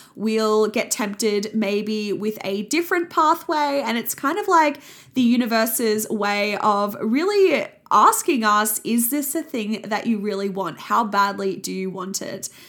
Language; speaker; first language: English; native; English